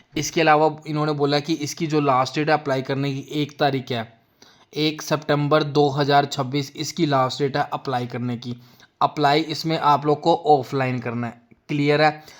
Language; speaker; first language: Hindi; native; Hindi